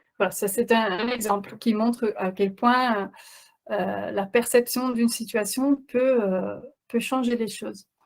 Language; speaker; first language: French; non-native, fluent; Dutch